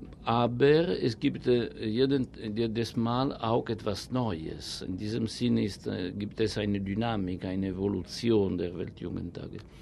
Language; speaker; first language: German; non-native, fluent; Italian